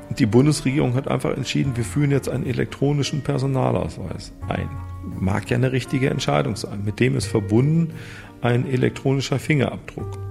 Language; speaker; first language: German; native; German